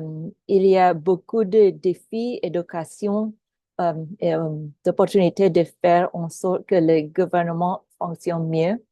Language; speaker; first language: French; non-native, local second language; Filipino